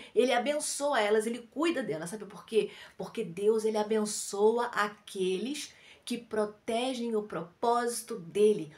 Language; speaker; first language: Portuguese; native; Portuguese